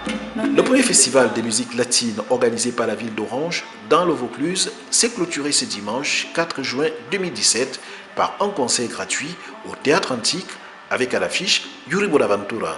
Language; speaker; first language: French; native; French